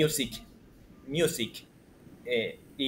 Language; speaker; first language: English; non-native, learner; Spanish